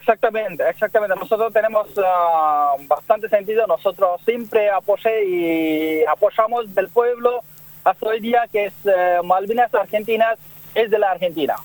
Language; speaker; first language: Spanish; non-native, learner; Bangla